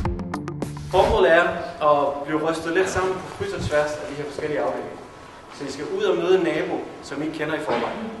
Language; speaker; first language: Danish; native; Danish